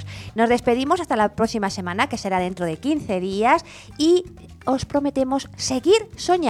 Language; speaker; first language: Spanish; native; Spanish